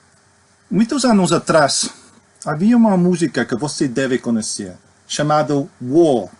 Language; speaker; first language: Portuguese; non-native, fluent; English